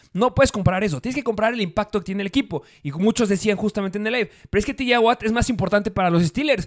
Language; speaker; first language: Spanish; native; Spanish